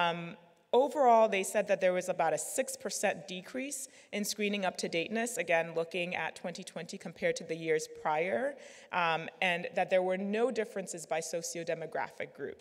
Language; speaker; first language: English; native; English